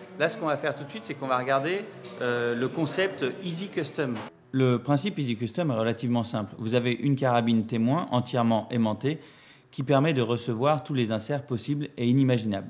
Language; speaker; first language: French; native; French